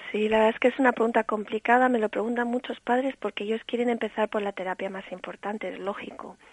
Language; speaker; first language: Spanish; early bilingual, heritage; Spanish